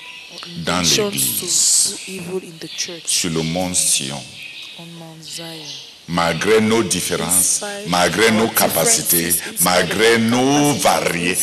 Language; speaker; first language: French; non-native, local second language; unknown